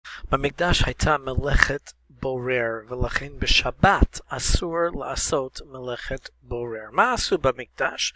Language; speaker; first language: Hebrew; non-native, fluent; English